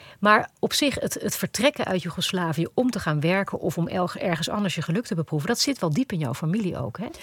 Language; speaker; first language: Dutch; native; Dutch